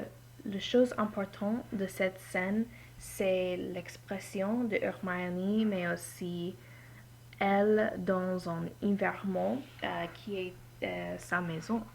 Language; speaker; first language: French; non-native, learner; English